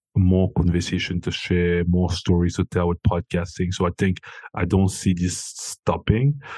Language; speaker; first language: English; non-native, local second language; French